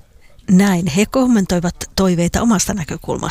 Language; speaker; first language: Finnish; native; Finnish